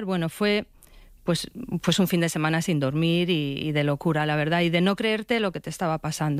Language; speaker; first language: Spanish; native; Spanish